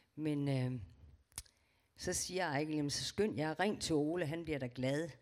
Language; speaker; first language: Danish; native; Danish